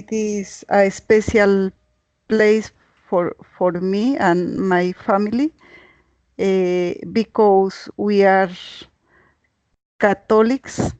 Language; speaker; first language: English; non-native, learner; Spanish